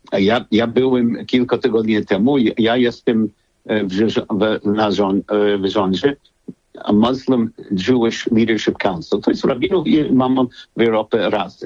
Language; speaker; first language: Polish; non-native, learner; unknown